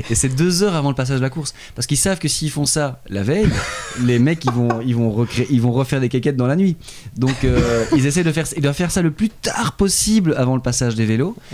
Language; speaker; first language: French; native; French